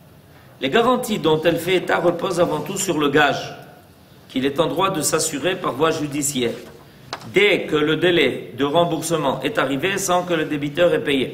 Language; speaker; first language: French; native; French